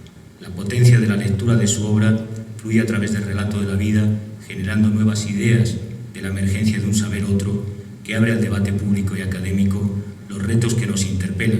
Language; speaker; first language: Spanish; native; Spanish